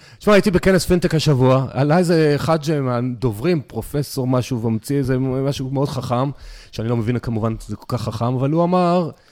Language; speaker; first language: Hebrew; native; Hebrew